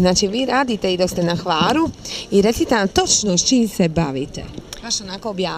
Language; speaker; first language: Croatian; native; Croatian